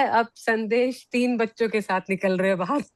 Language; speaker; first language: Hindi; native; Hindi